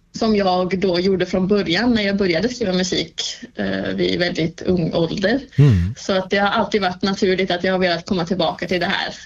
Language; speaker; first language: Swedish; native; Swedish